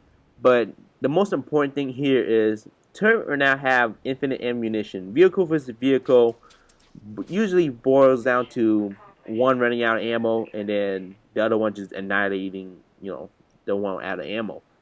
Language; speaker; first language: English; native; English